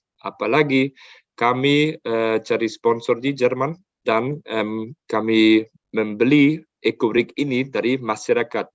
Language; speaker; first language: Indonesian; non-native, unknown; German